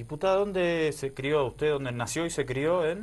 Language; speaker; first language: Spanish; native; Spanish